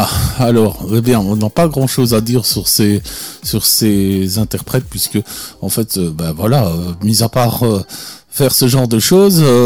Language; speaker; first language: French; native; French